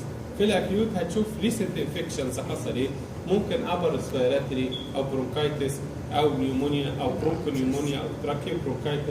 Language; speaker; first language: Arabic; native; Arabic